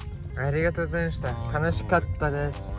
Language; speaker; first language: Japanese; non-native, fluent; Mongolian